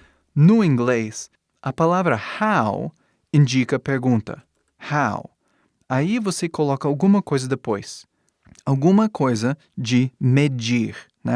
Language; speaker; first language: Portuguese; non-native, fluent; English